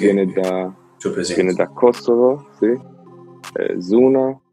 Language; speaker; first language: Italian; non-native, learner; Albanian